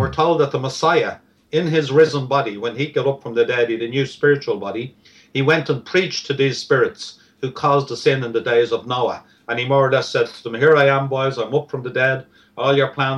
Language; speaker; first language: English; native; English